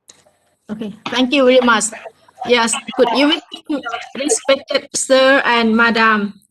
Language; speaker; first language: English; non-native, learner; Thai